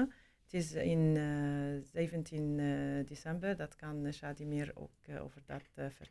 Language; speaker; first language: Dutch; non-native, learner; Arabic